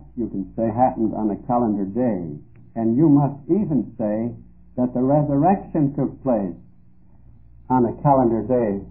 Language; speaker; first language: English; early bilingual, other home language; Dutch